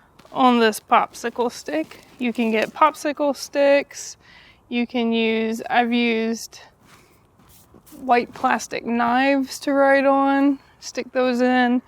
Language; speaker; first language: English; native; English